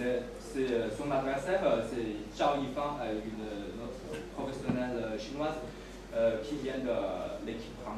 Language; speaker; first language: French; non-native, fluent; Chinese